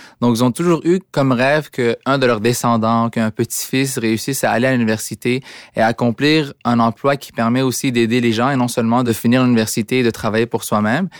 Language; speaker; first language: French; early bilingual, other home language; Arabic